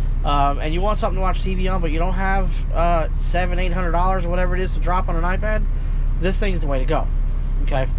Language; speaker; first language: English; native; English